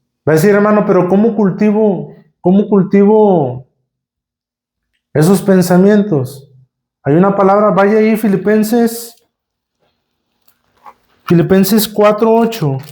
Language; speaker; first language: Spanish; native; Spanish